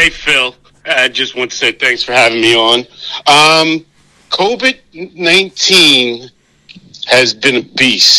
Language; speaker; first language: English; native; English